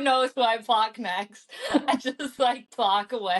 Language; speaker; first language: English; early bilingual, heritage; English